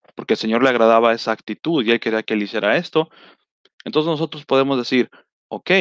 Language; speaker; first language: Spanish; early bilingual, heritage; Spanish